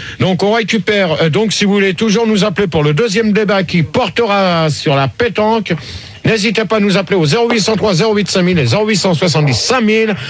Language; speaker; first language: French; native; French